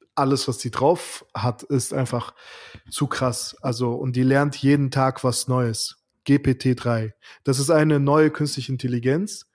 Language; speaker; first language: German; early bilingual, other home language; Azerbaijani